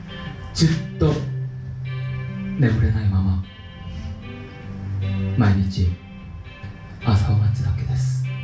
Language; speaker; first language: Japanese; non-native, learner; Korean